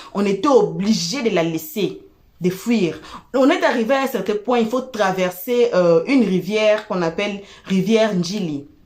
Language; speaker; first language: French; non-native, local second language; Lingala